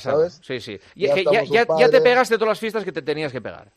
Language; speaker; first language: Spanish; native; Spanish